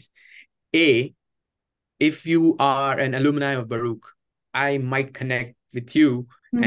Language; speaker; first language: English; non-native, local second language; Hindi